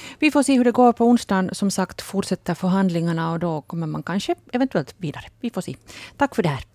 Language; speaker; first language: Swedish; native; Swedish